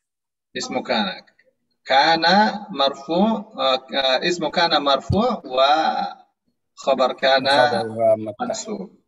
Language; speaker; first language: Arabic; non-native, fluent; Indonesian